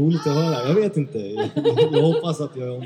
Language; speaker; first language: Swedish; early bilingual, other home language; Turkish